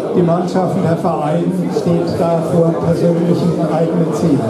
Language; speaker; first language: German; native; German